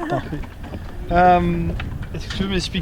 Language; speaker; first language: French; native; French